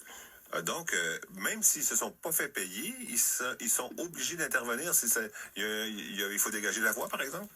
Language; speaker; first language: French; native; French